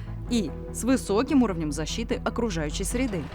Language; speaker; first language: Russian; native; Russian